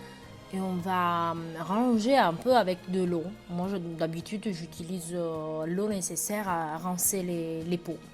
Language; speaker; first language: French; native; French